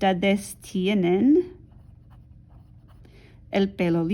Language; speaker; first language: Spanish; non-native, fluent; English